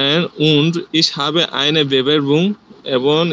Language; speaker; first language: German; non-native, learner; Bangla